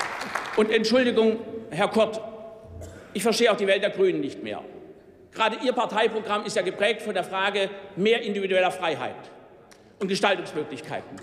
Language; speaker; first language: German; native; German